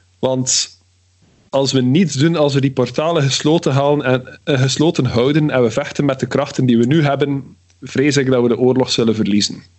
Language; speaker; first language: Dutch; native; Dutch